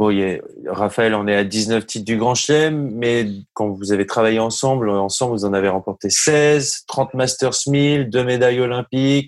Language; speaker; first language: French; native; French